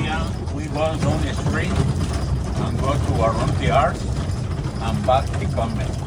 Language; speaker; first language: English; non-native, learner; Spanish